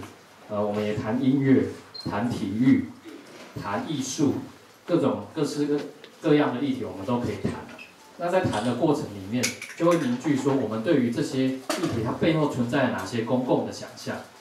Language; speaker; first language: Chinese; native; Chinese